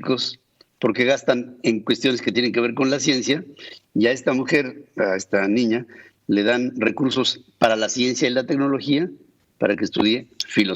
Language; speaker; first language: Spanish; native; Spanish